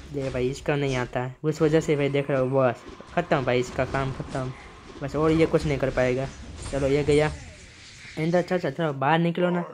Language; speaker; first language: Hindi; non-native, local second language; Gujarati